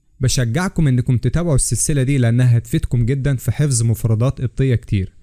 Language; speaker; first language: Arabic; native; Arabic